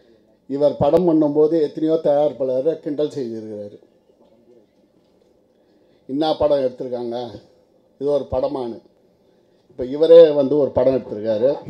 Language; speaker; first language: Tamil; native; Tamil